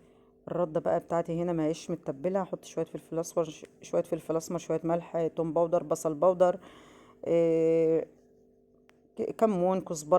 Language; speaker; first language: Arabic; native; Arabic